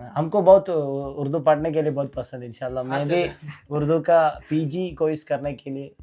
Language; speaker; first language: Hindi; non-native, local second language; Malayalam